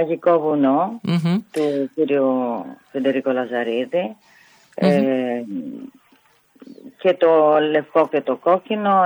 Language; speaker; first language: Greek; non-native, fluent; Italian